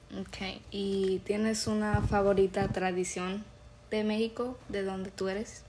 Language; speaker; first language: Spanish; early bilingual, heritage; Spanish